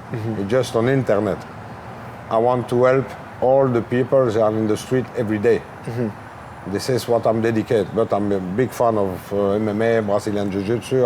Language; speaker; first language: English; non-native, learner; French